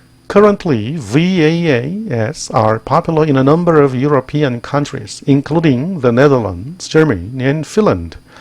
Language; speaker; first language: English; non-native, fluent; Korean